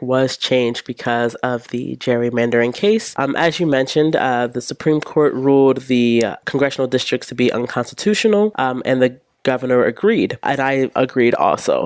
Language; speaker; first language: English; native; English